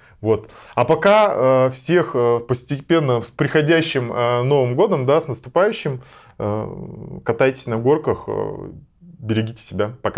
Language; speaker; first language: Russian; native; Russian